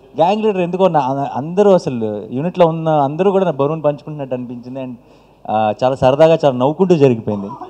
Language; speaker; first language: Telugu; native; Telugu